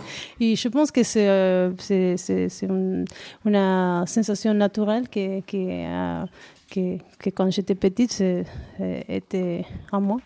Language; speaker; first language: French; non-native, learner; Spanish